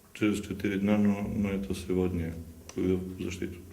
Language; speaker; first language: Russian; non-native, learner; Serbian